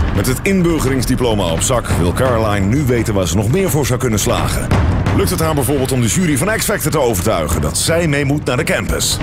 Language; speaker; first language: Dutch; native; Dutch